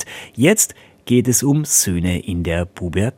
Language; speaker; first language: German; native; German